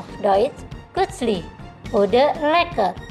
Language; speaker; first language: German; non-native, fluent; Indonesian